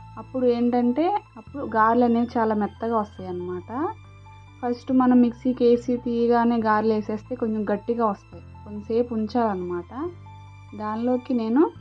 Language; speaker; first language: Telugu; native; Telugu